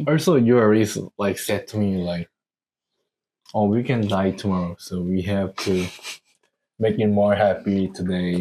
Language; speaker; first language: English; non-native, learner; Korean